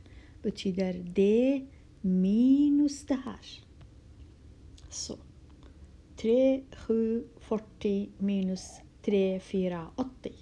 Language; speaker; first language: Swedish; non-native, fluent; Kurdish